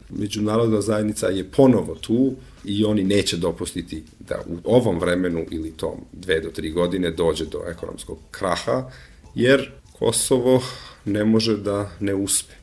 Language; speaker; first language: Serbian; non-native, local second language; Albanian